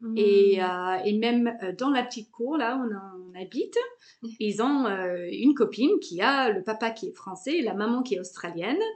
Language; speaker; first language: French; non-native, fluent; English